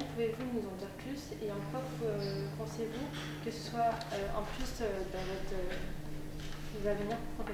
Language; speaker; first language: French; native; French